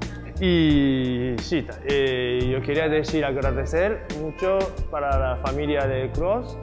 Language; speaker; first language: Spanish; non-native, learner; Japanese